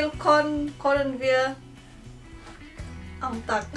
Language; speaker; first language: German; non-native, learner; Indonesian